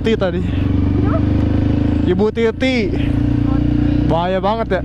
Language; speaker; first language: Indonesian; native; Indonesian